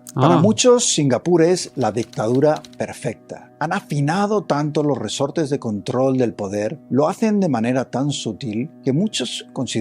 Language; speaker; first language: Spanish; native; Spanish